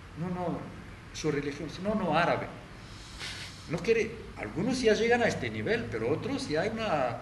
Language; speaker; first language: Spanish; non-native, fluent; Arabic